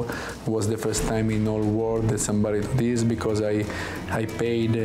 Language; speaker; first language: English; non-native, learner; Italian